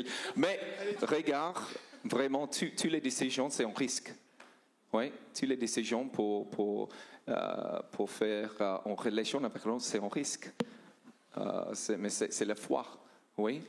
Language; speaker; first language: French; non-native, learner; English